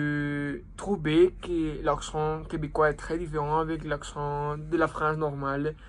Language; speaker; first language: French; non-native, learner; Spanish